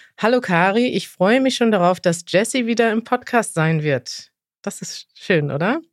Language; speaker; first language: German; native; German